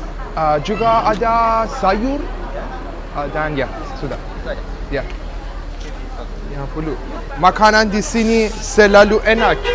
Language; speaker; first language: Indonesian; non-native, learner; Persian